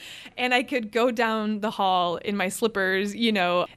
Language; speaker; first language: English; early bilingual, other home language; Hungarian